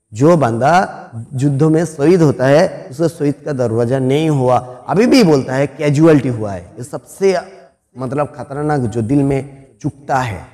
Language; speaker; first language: Hindi; non-native, local second language; Bangla